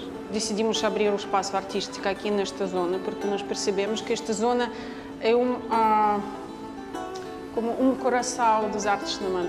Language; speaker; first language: Portuguese; non-native, learner; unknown